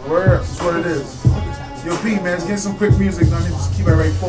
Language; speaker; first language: English; native; English